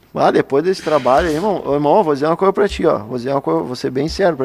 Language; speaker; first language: Portuguese; native; Portuguese